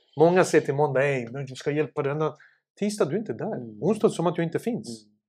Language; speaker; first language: Swedish; early bilingual, other home language; Serbian